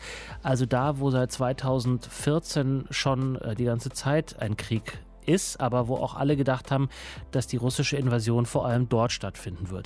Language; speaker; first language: German; native; German